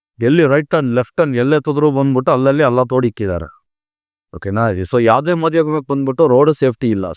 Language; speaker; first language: Kannada; non-native, local second language; Tamil